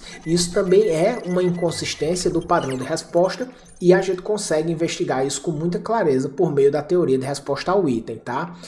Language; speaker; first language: Portuguese; native; Portuguese